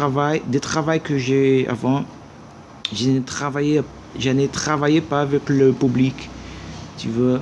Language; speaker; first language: French; non-native, learner; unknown